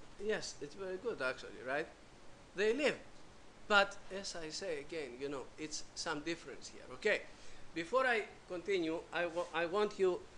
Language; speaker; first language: English; native; English